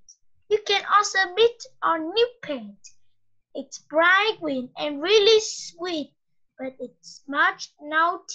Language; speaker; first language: English; non-native, learner; Vietnamese